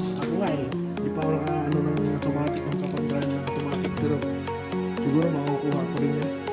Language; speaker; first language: Filipino; non-native, local second language; Cebuano